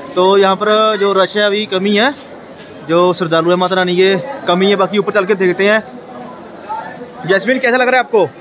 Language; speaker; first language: Hindi; non-native, local second language; Punjabi